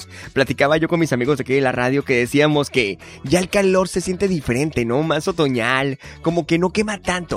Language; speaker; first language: Spanish; native; Spanish